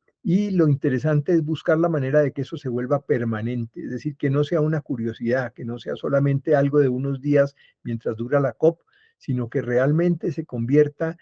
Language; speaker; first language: Spanish; native; Spanish